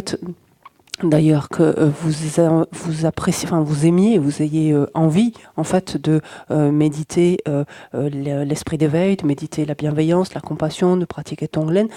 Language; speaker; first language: French; native; French